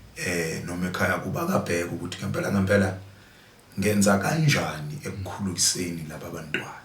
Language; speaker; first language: Zulu; native; Zulu